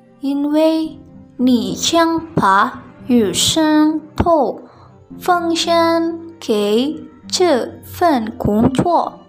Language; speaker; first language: Chinese; non-native, learner; Indonesian